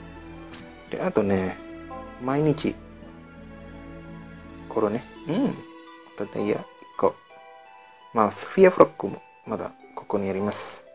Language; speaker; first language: Japanese; non-native, learner; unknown